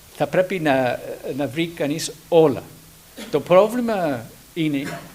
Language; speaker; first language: Greek; non-native, fluent; English